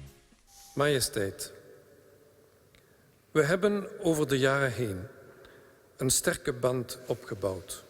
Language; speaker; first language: Dutch; non-native, local second language; French